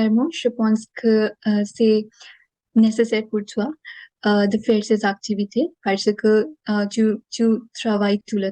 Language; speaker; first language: French; non-native, learner; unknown